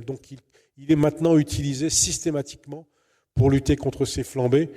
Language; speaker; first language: French; native; French